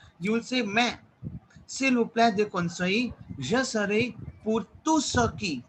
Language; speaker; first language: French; non-native, fluent; Hindi